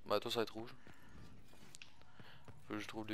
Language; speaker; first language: French; native; French